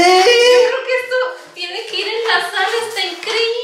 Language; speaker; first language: Spanish; native; Spanish